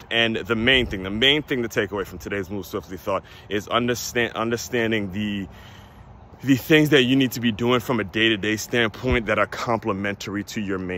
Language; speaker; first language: English; native; English